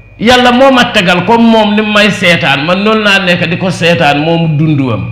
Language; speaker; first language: Wolof; non-native, local second language; Jola-Fonyi